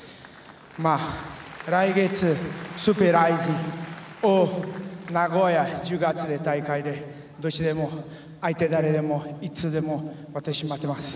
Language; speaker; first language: Japanese; non-native, learner; Portuguese